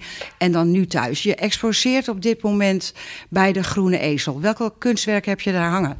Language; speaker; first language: Dutch; native; Dutch